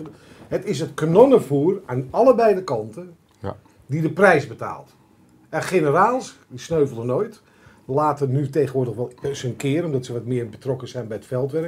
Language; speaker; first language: Dutch; native; Dutch